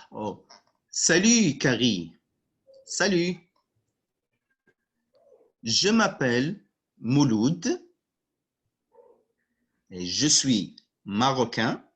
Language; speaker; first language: French; non-native, local second language; Arabic